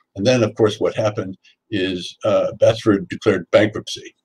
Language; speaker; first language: English; native; English